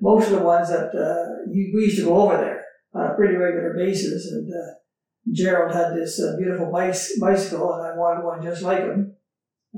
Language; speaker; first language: English; native; English